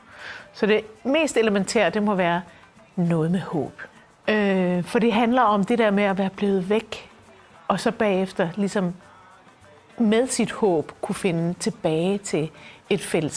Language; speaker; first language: Danish; native; Danish